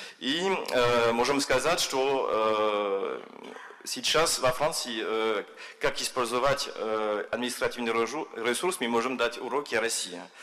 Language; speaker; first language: Russian; non-native, fluent; French